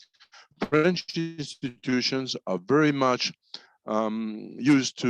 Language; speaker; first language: English; non-native, fluent; French